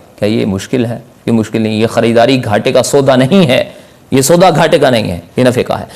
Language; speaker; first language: Urdu; non-native, local second language; Punjabi